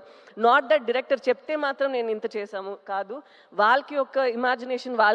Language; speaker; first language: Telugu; non-native, local second language; Tamil